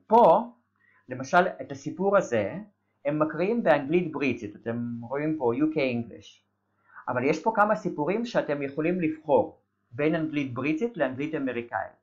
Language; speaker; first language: Hebrew; native; Hebrew